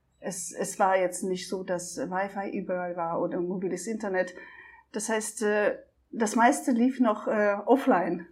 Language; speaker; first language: German; non-native, fluent; Russian